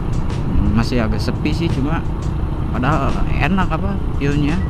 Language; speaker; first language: Indonesian; non-native, local second language; Sundanese